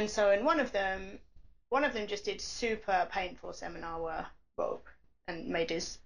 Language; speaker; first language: English; native; English